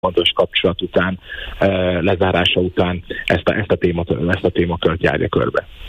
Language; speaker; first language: Hungarian; native; Hungarian